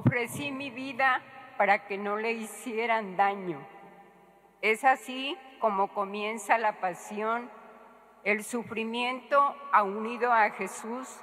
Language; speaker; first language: Spanish; native; Spanish